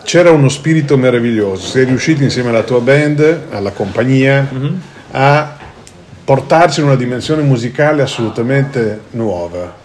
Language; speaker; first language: Italian; native; Italian